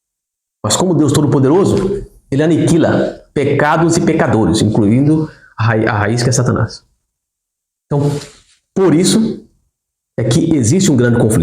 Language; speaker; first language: Portuguese; native; Portuguese